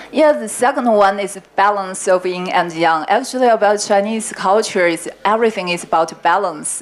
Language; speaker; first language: English; non-native, learner; Chinese